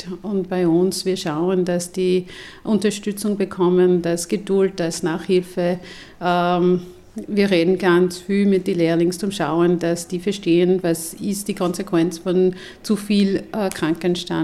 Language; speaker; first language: German; non-native, fluent; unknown